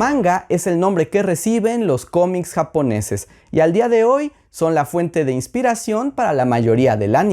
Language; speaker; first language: Spanish; native; Spanish